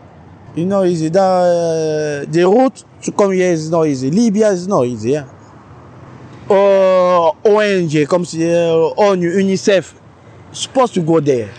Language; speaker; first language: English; non-native, learner; French